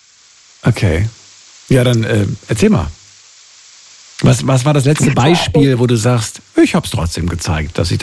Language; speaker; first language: German; native; German